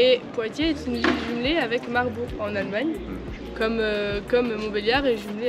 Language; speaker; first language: French; native; French